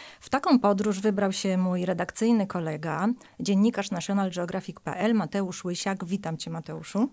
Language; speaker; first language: Polish; native; Polish